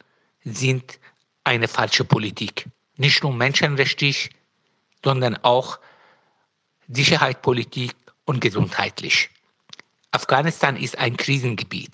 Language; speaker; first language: German; non-native, fluent; Persian